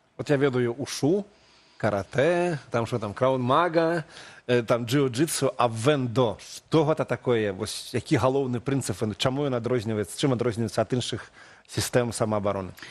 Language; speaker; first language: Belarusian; non-native, local second language; Russian